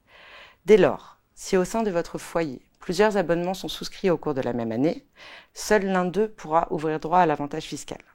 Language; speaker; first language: French; native; French